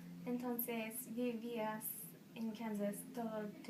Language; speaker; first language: Spanish; non-native, fluent; English